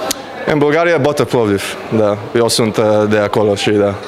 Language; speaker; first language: Romanian; non-native, learner; Bulgarian